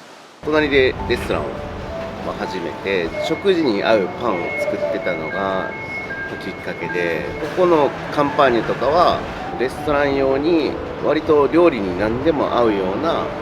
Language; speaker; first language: Japanese; native; Japanese